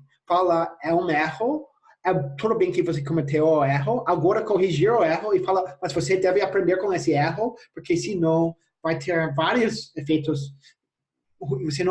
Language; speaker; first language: Portuguese; non-native, fluent; English